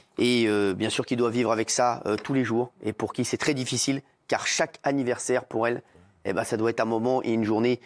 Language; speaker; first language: French; native; French